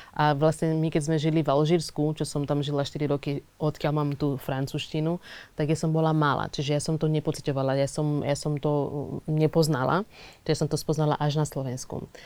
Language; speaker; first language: Slovak; early bilingual, other home language; Portuguese